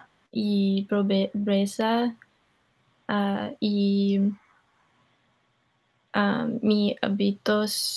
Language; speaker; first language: Spanish; non-native, learner; English